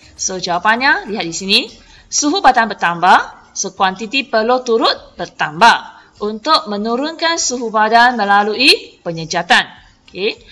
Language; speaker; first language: Malay; non-native, local second language; Chinese